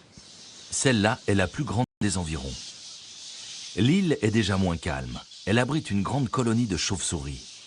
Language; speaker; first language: French; native; French